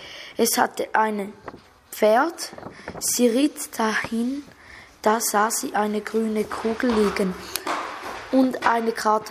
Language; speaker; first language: German; native; German